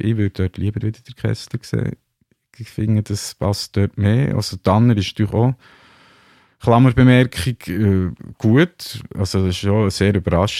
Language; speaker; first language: German; native; German